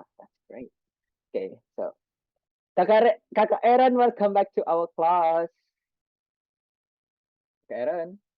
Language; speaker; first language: English; non-native, fluent; Indonesian